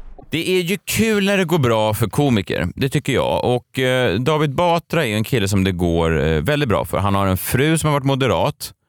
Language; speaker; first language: Swedish; native; Swedish